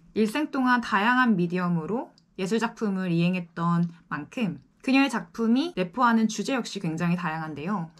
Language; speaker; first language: Korean; native; Korean